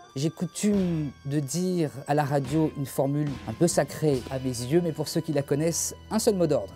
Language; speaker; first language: French; native; French